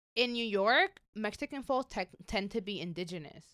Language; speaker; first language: English; early bilingual, other home language; Spanish